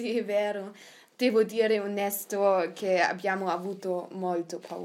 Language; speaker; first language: Italian; non-native, learner; German